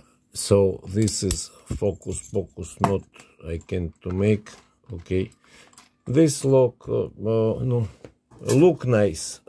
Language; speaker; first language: English; non-native, learner; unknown